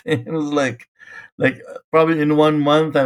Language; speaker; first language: English; non-native, local second language; Filipino